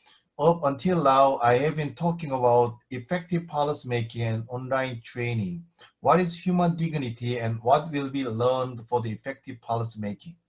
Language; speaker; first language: English; non-native, fluent; Korean